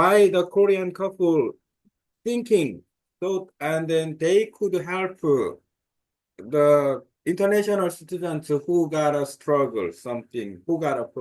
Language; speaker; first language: English; non-native, learner; Korean